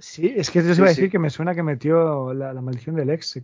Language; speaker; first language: Spanish; native; Spanish